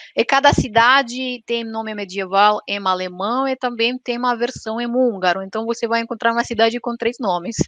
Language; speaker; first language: Portuguese; non-native, fluent; Romanian